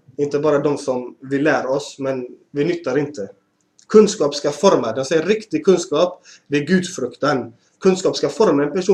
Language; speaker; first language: Swedish; early bilingual, other home language; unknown